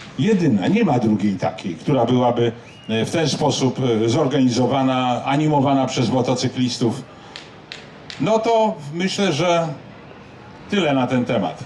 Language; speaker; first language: Polish; native; Polish